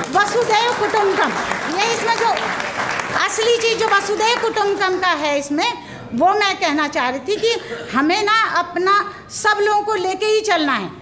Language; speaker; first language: Hindi; native; Hindi